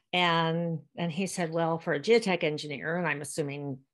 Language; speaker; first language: English; native; English